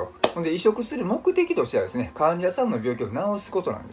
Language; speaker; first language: Japanese; native; Japanese